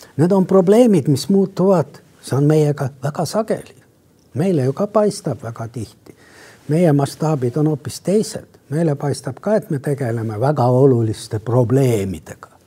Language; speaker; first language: Estonian; non-native, local second language; Russian